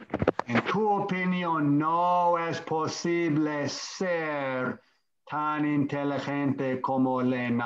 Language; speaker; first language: Spanish; non-native, fluent; English